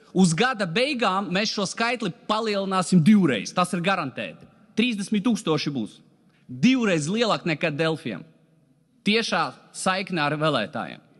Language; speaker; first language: Latvian; non-native, local second language; Russian